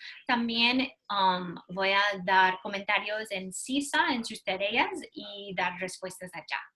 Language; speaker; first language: Spanish; non-native, learner; English